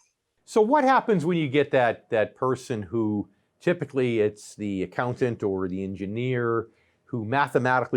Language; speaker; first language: English; native; English